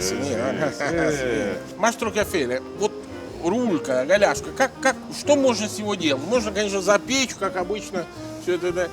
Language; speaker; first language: Russian; non-native, fluent; Italian